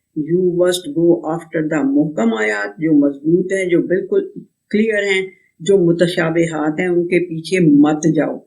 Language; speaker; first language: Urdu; native; Urdu